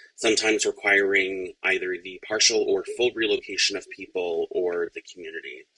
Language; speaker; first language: English; native; English